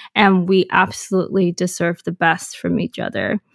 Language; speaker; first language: English; non-native, local second language; Cantonese